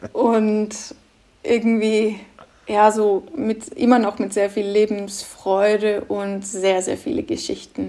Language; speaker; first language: German; non-native, fluent; Danish